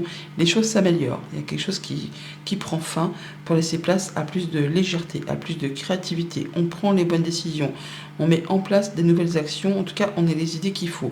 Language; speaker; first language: French; native; French